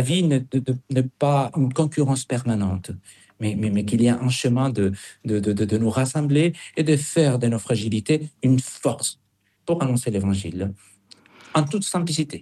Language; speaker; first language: French; non-native, fluent; Spanish